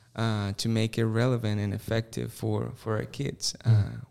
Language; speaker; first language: English; non-native, fluent; Spanish